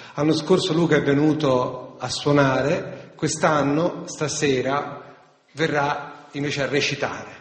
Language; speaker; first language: Italian; native; Italian